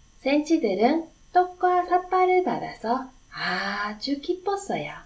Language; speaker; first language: Korean; non-native, fluent; Japanese